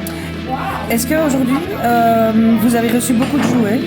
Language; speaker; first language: French; native; French